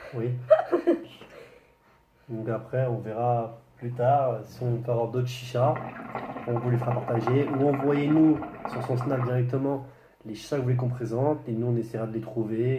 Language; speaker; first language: French; native; French